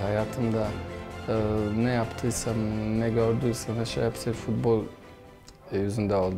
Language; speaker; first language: Turkish; non-native, fluent; Bosnian